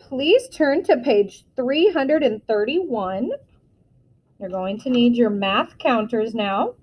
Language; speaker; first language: English; native; English